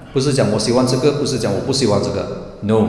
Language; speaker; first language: Chinese; non-native, learner; English